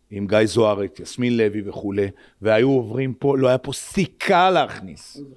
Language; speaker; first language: Hebrew; native; Hebrew